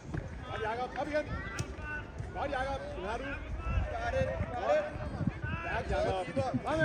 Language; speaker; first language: Danish; native; Danish